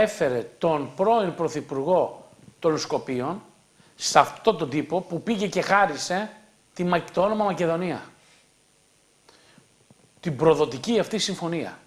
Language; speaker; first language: Greek; native; Greek